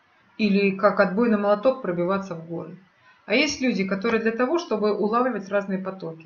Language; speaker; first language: Russian; native; Russian